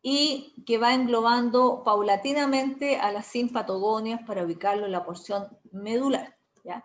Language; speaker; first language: Spanish; native; Spanish